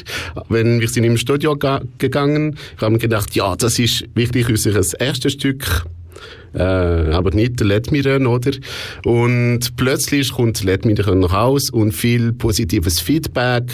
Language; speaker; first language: German; non-native, local second language; French